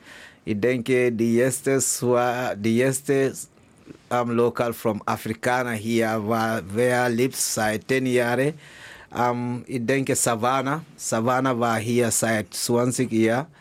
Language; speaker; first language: German; non-native, learner; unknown